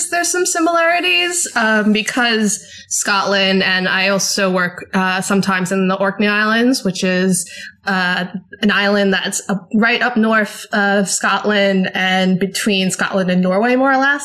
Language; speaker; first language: English; native; English